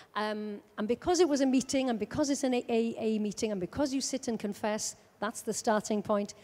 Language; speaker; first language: English; native; English